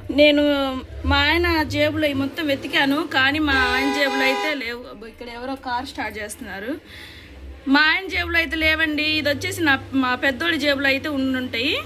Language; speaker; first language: Telugu; non-native, local second language; Urdu